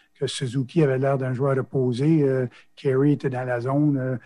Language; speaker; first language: French; native; French